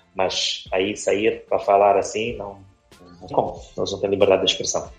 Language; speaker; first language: Portuguese; non-native, fluent; Ukrainian